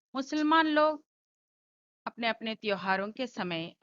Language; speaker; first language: Hindi; non-native, local second language; Telugu